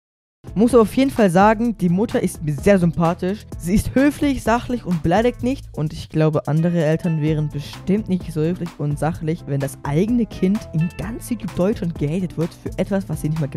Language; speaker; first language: German; native; German